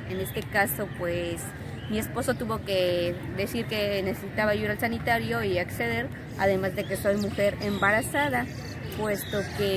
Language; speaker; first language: Spanish; native; Spanish